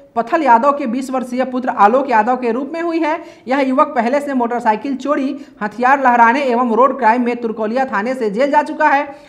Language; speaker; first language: Hindi; native; Hindi